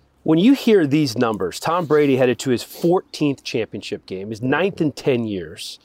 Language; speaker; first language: English; native; English